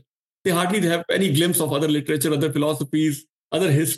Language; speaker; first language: English; non-native, local second language; Marwari